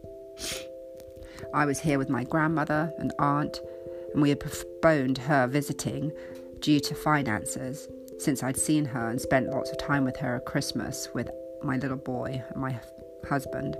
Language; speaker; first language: English; native; English